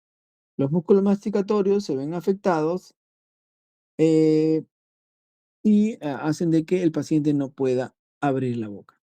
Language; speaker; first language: Spanish; native; Spanish